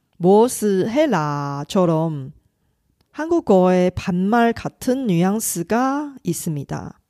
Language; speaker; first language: Korean; non-native, fluent; Chinese